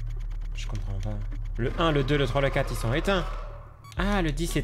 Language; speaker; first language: French; native; French